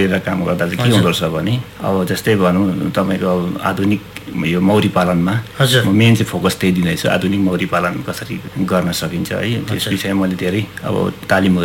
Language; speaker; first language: Nepali; native; Nepali